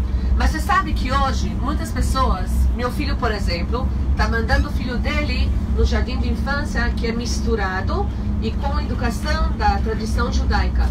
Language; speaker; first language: Portuguese; non-native, fluent; Hebrew